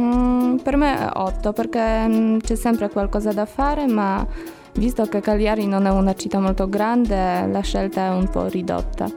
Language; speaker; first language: Italian; non-native, learner; Polish